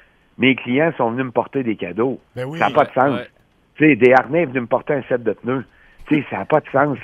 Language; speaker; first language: French; native; French